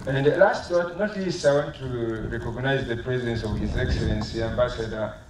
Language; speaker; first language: English; non-native, local second language; Swahili